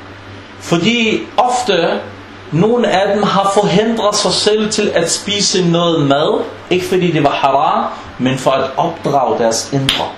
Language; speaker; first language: Danish; non-native, fluent; Arabic